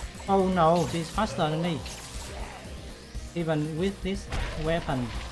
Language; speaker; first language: English; non-native, fluent; Vietnamese